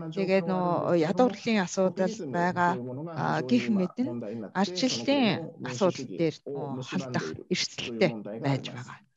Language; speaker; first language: Mongolian; non-native, fluent; Japanese